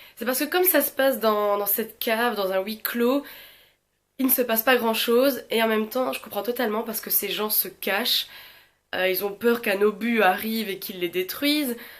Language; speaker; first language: French; native; French